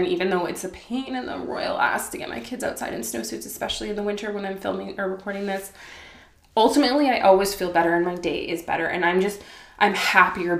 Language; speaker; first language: English; native; English